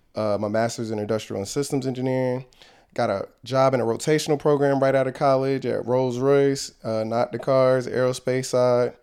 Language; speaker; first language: English; native; English